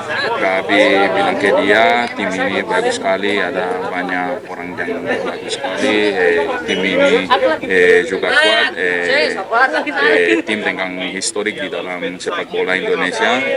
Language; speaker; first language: Indonesian; non-native, fluent; Portuguese